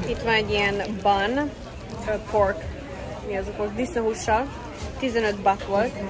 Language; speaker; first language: Hungarian; early bilingual, heritage; Hungarian